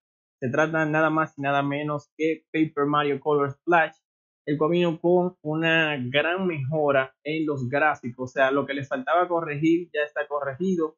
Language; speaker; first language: Spanish; native; Spanish